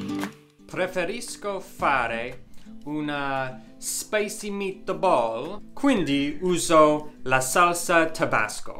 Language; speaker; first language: Italian; non-native, learner; English